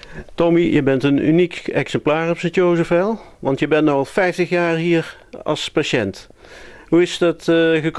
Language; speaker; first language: Dutch; native; Dutch